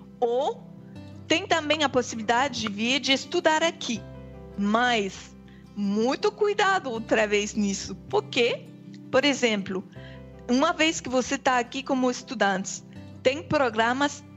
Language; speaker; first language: Portuguese; non-native, fluent; French